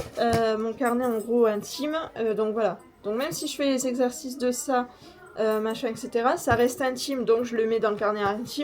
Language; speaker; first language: French; native; French